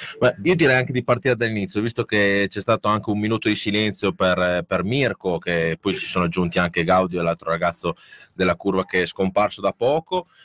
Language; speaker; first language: Italian; non-native, fluent; Spanish